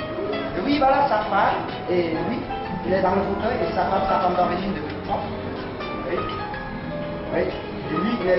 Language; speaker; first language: French; non-native, learner; Vietnamese